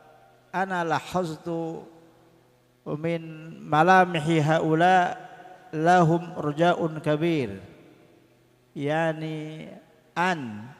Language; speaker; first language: Arabic; non-native, fluent; Indonesian